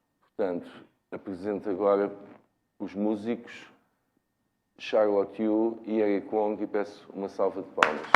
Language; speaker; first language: Portuguese; native; Portuguese